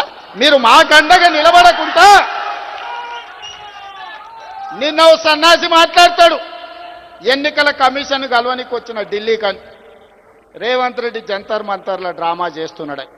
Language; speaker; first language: Telugu; native; Telugu